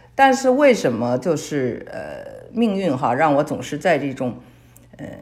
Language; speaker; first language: Chinese; native; Chinese